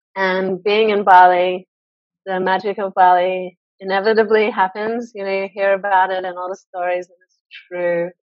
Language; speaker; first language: English; native; English